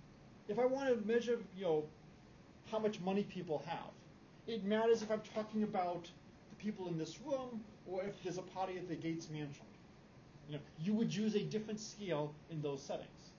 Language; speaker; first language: English; native; English